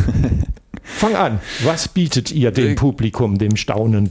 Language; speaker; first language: German; native; German